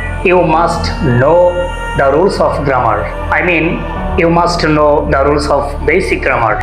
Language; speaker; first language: English; non-native, local second language; Bangla